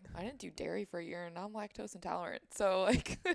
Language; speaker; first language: English; native; English